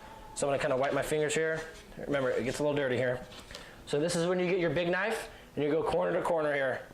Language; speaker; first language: English; native; English